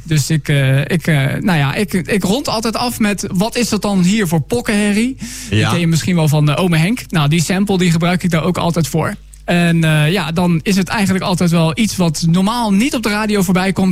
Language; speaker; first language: Dutch; native; Dutch